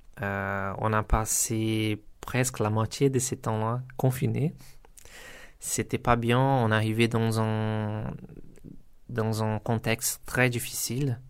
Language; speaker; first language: French; non-native, learner; Portuguese